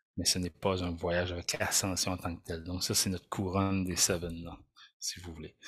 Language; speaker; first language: French; native; French